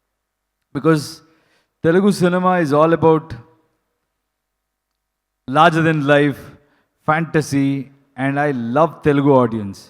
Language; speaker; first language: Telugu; non-native, learner; Kannada